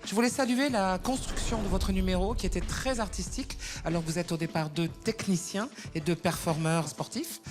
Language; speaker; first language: French; native; French